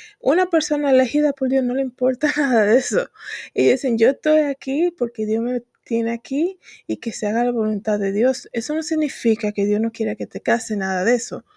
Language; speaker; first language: Spanish; native; Spanish